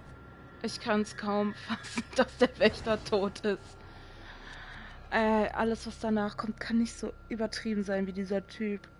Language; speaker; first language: German; native; German